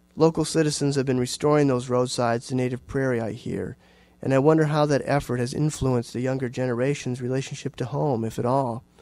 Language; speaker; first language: English; native; English